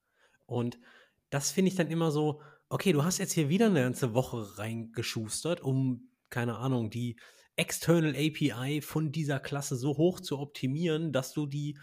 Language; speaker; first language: German; native; German